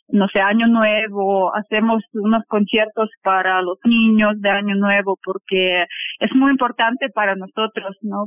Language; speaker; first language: Spanish; non-native, fluent; Russian